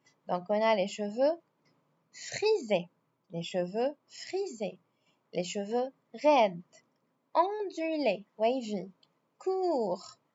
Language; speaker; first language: French; non-native, fluent; Arabic